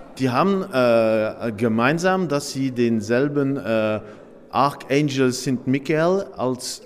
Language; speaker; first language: German; non-native, fluent; Dutch